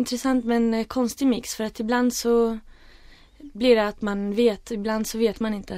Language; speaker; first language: Swedish; early bilingual, other home language; Arabic